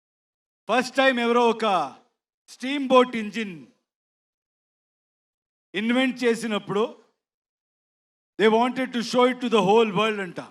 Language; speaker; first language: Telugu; non-native, learner; Kannada